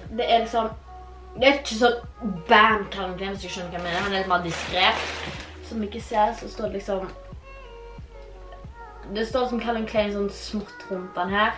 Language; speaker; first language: Norwegian; native; Norwegian